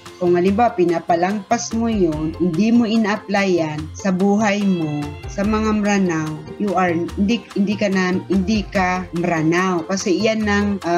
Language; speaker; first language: Filipino; non-native, local second language; Maranao